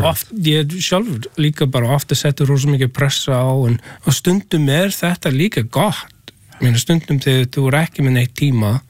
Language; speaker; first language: Icelandic; non-native, learner; English